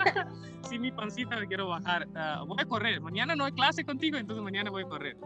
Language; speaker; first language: Spanish; non-native, learner; Hindi